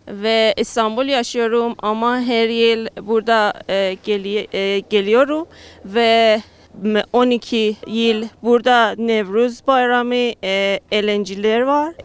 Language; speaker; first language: Turkish; non-native, learner; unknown